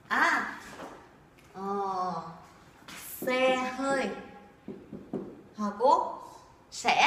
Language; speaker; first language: Korean; non-native, fluent; Vietnamese